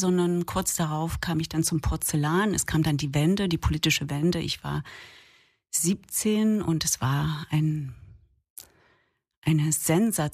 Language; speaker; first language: German; native; German